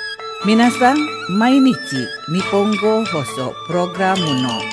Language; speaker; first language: Japanese; non-native, learner; Indonesian